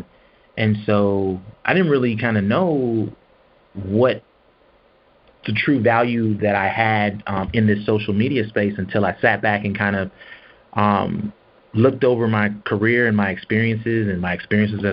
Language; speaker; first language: English; native; English